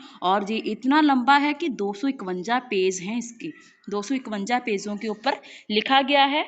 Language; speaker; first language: Hindi; non-native, local second language; Punjabi